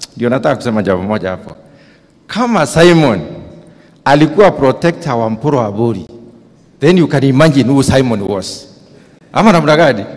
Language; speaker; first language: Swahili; non-native, local second language; Meru